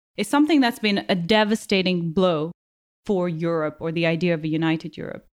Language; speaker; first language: English; non-native, local second language; German